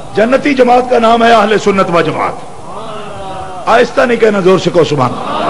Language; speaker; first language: Urdu; non-native, local second language; Punjabi